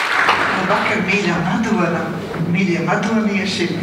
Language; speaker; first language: Latvian; native; Latvian